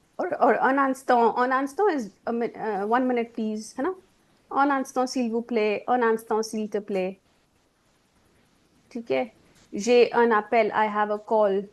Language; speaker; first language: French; non-native, fluent; Hindi